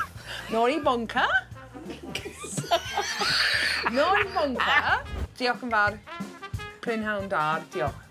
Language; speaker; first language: Welsh; non-native, learner; English